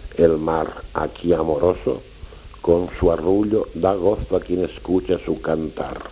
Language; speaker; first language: Spanish; non-native, local second language; Catalan